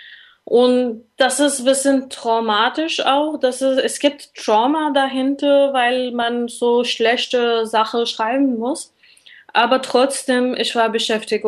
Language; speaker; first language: German; non-native, learner; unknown